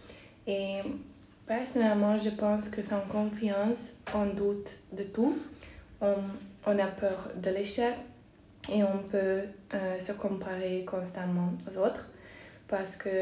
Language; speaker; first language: French; non-native, fluent; Hungarian